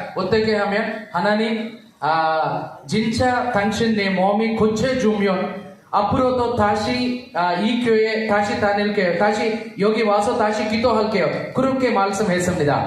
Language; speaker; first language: Korean; non-native, learner; Telugu